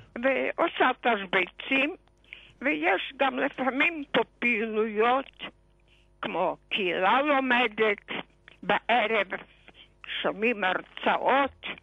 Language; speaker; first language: Hebrew; non-native, fluent; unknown